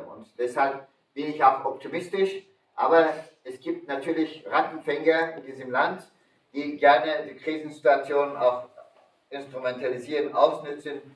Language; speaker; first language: German; early bilingual, other home language; Turkish